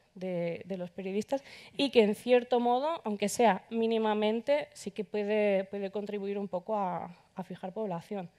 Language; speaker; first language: Spanish; native; Spanish